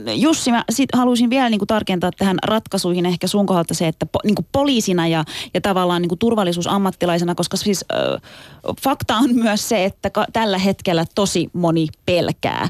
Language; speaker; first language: Finnish; early bilingual, other home language; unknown